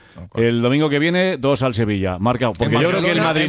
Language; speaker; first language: Spanish; native; Spanish